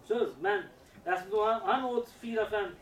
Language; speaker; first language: Swedish; non-native, learner; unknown